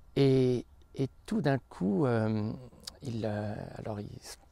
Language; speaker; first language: French; native; French